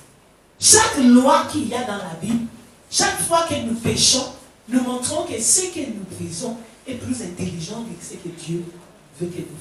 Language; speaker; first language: French; non-native, fluent; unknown